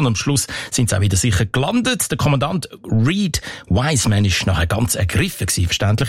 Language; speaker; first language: German; native; German